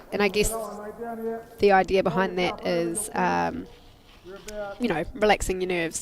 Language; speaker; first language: English; native; English